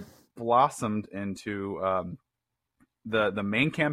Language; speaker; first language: English; native; English